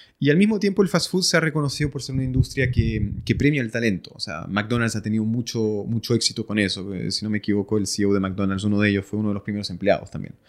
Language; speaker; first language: Spanish; early bilingual, other home language; French